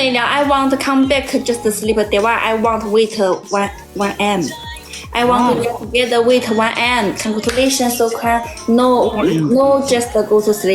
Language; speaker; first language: English; non-native, learner; Thai